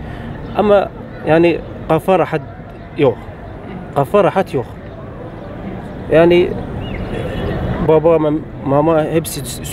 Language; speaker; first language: Turkish; non-native, learner; Arabic